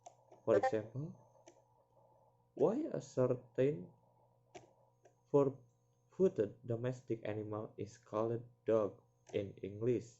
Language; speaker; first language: English; non-native, learner; Indonesian